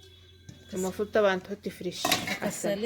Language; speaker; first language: Arabic; native; Arabic